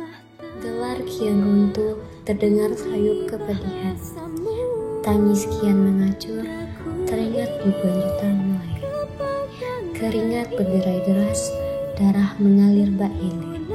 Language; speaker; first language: Indonesian; native; Indonesian